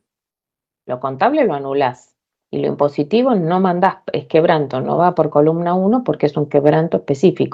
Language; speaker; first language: Spanish; native; Spanish